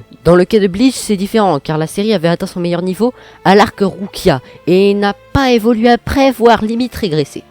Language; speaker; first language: French; native; French